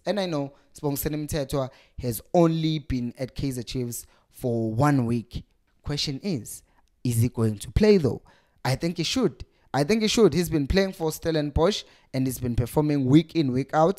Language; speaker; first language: English; non-native, local second language; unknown